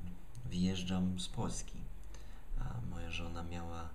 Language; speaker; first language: Polish; non-native, fluent; English